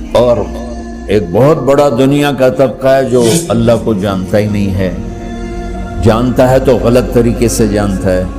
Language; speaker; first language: Urdu; non-native, local second language; Punjabi